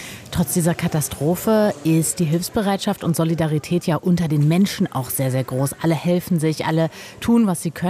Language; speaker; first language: German; native; German